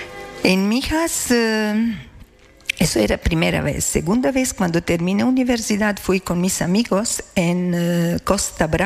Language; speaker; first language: Spanish; non-native, learner; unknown